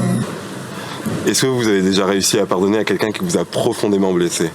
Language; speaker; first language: French; native; French